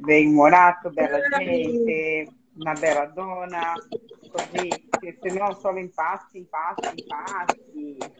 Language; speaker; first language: Italian; non-native, fluent; Portuguese